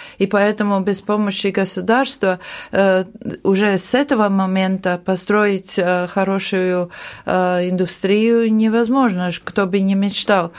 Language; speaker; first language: Russian; non-native, local second language; Latvian